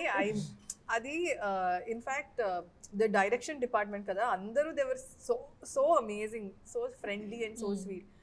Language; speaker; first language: Telugu; non-native, fluent; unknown